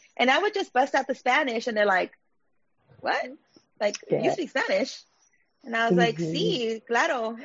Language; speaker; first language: English; native; English